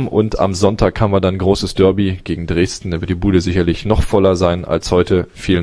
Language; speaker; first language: German; native; German